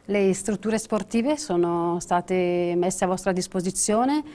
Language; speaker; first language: Italian; native; Italian